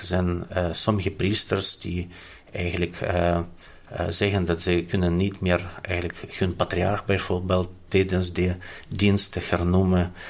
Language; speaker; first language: Dutch; non-native, fluent; Ukrainian